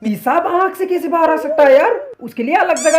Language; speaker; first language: Hindi; native; Hindi